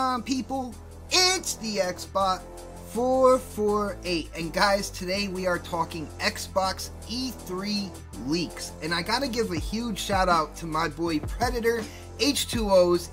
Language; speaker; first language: English; native; English